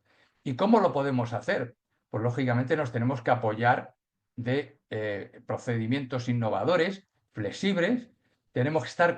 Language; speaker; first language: Spanish; native; Spanish